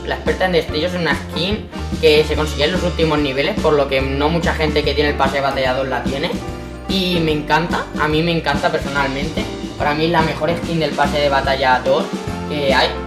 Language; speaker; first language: Spanish; native; Spanish